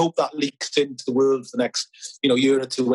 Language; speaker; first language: English; native; English